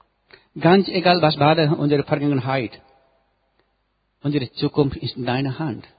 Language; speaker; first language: German; non-native, learner; Nepali